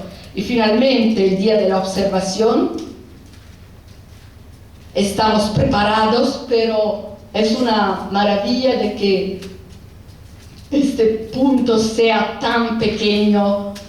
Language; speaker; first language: Spanish; non-native, fluent; Italian